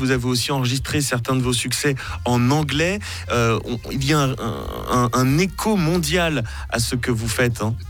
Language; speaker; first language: French; native; French